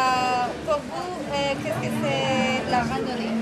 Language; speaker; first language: French; non-native, learner; Spanish